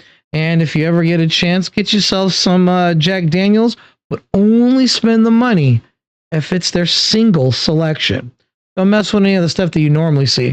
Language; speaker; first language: English; native; English